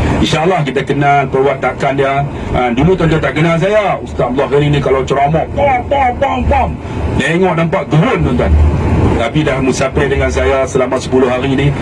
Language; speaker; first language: Malay; native; Malay